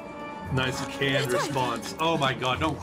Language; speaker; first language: English; native; English